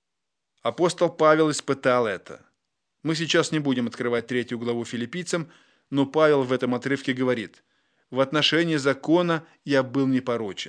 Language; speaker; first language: Russian; native; Russian